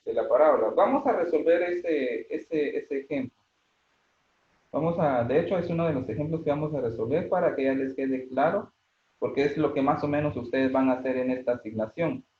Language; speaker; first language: Spanish; native; Spanish